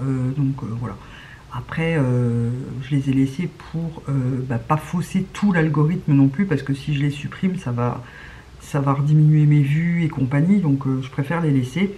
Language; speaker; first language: French; native; French